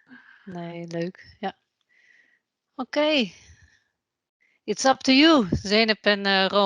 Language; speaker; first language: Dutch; native; Dutch